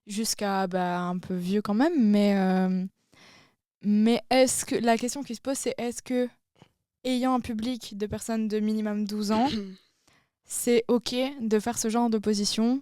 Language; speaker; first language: French; native; French